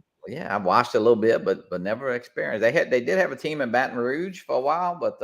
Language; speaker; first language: English; native; English